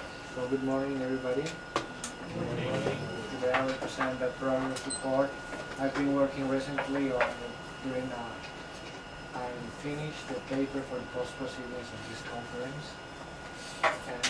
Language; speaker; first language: English; non-native, fluent; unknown